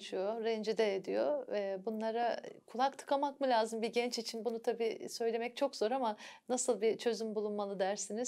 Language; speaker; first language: Turkish; native; Turkish